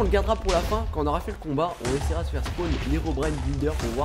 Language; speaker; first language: French; native; French